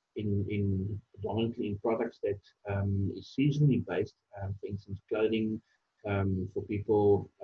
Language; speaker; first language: English; non-native, local second language; Afrikaans